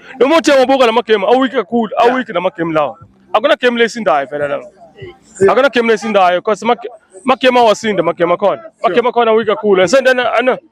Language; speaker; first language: Zulu; non-native, local second language; Swati